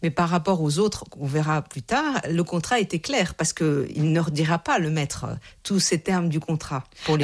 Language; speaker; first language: French; native; French